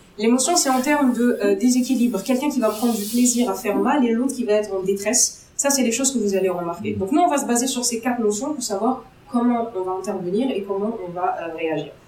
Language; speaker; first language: French; non-native, local second language; Arabic